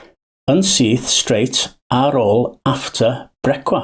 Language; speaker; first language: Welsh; non-native, learner; English